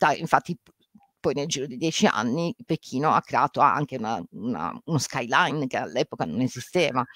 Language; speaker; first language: Italian; native; Italian